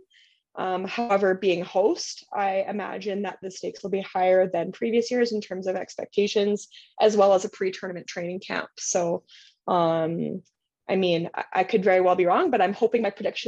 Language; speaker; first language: English; native; English